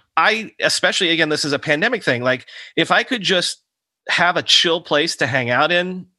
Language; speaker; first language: English; native; English